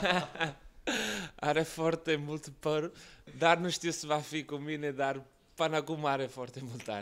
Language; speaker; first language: Romanian; non-native, learner; Portuguese